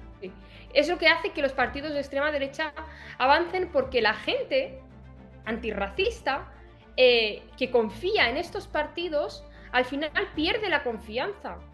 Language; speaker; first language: Spanish; early bilingual, other home language; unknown